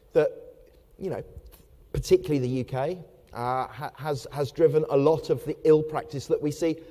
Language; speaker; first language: English; native; English